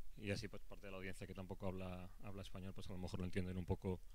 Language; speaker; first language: Spanish; native; Spanish